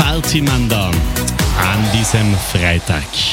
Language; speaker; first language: German; native; German